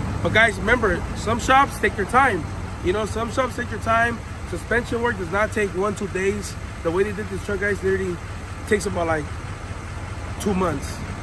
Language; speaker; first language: English; early bilingual, other home language; Spanish